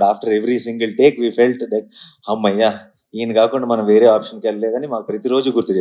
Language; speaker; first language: Telugu; native; Telugu